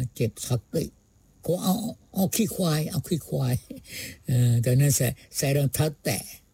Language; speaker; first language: Thai; non-native, local second language; Pattani Malay